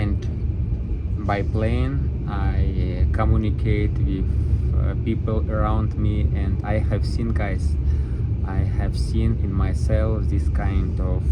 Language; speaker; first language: English; non-native, learner; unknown